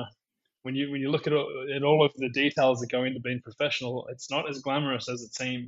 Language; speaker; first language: English; native; English